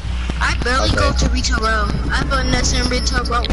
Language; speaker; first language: English; native; English